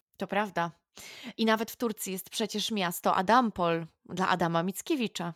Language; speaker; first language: Polish; native; Polish